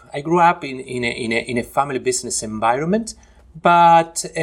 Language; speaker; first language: English; non-native, fluent; Spanish